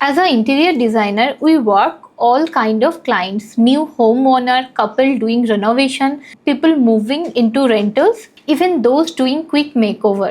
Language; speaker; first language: English; non-native, local second language; Hindi